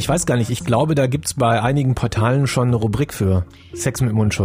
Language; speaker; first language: German; native; German